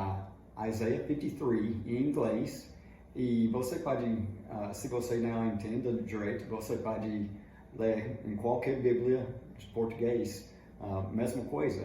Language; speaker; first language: Portuguese; non-native, fluent; English